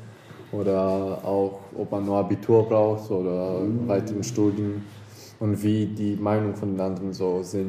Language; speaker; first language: German; non-native, local second language; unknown